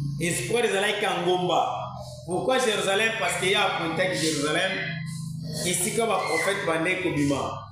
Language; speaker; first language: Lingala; non-native, local second language; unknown